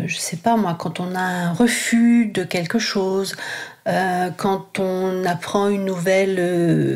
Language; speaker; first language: French; native; French